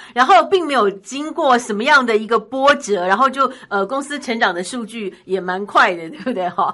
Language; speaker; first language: Chinese; native; Chinese